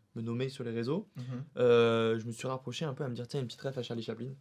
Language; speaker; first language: French; native; French